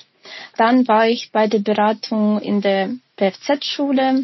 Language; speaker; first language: German; non-native, fluent; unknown